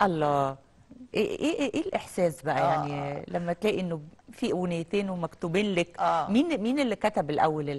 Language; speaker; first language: Arabic; native; Arabic